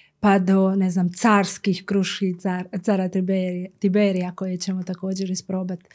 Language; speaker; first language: Croatian; native; Croatian